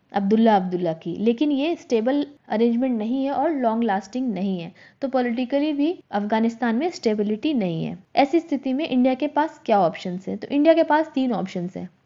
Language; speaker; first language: Hindi; native; Hindi